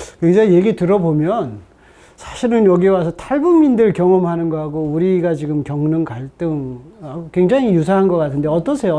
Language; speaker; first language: Korean; native; Korean